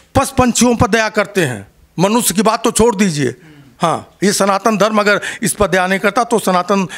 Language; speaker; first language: Hindi; native; Hindi